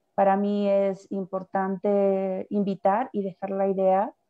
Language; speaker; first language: Spanish; native; Spanish